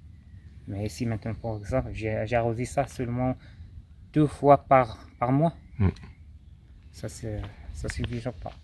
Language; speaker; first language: French; non-native, local second language; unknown